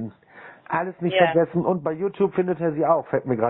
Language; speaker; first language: German; native; German